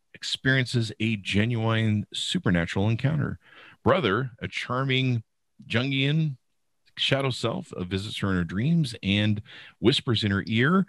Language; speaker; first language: English; native; English